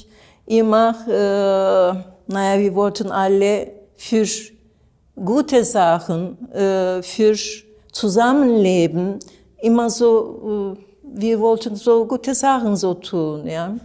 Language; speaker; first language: German; non-native, learner; Turkish